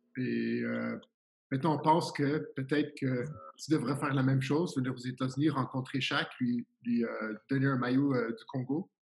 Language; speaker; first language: French; non-native, fluent; English